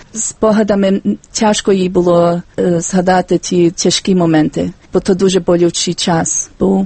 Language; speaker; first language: Ukrainian; early bilingual, heritage; Ukrainian